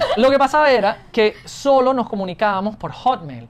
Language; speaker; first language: Spanish; non-native, fluent; English